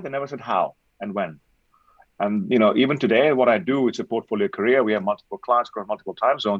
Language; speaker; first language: English; non-native, local second language; Hindi